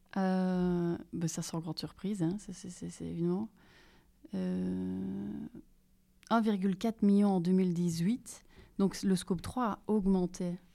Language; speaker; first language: French; native; French